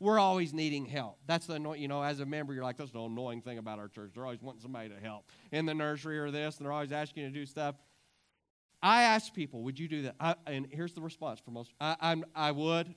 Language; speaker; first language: English; native; English